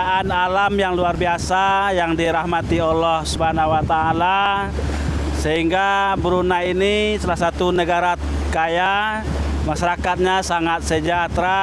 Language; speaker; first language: Indonesian; non-native, local second language; Minangkabau